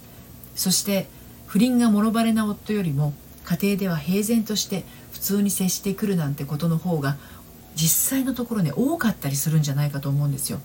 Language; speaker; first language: Japanese; native; Japanese